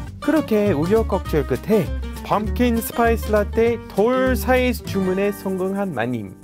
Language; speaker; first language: Korean; non-native, fluent; English